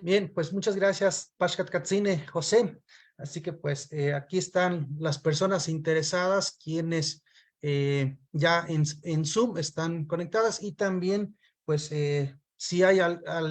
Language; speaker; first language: Spanish; non-native, local second language; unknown